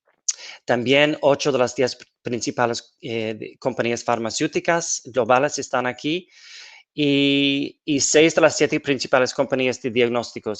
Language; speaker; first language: Spanish; non-native, fluent; English